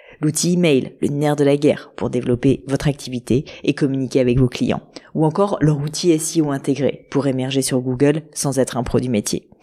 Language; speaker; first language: French; native; French